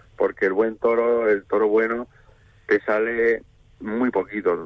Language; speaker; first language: Spanish; native; Spanish